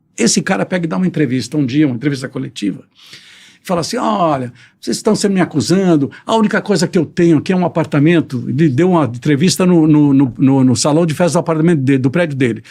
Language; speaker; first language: Portuguese; early bilingual, other home language; Italian